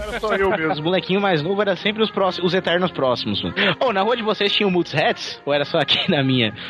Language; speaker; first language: Portuguese; native; Portuguese